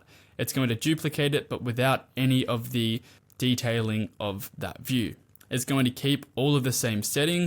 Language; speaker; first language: English; native; English